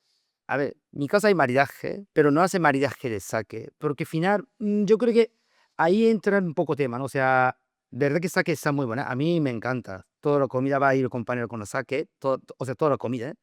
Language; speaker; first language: Spanish; non-native, learner; Japanese